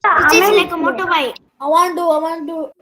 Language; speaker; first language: English; non-native, local second language; Tamil